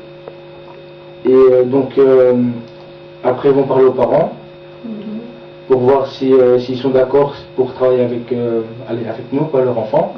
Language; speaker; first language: French; native; French